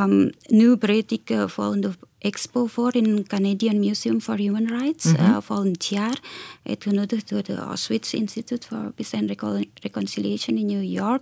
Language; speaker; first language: Dutch; non-native, fluent; Indonesian